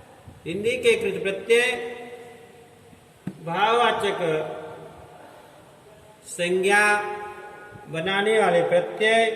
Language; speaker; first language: Hindi; native; Hindi